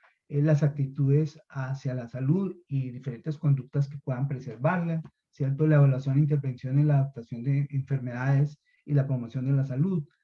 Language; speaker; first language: Spanish; native; Spanish